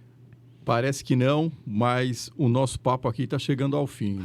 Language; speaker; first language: Portuguese; native; Portuguese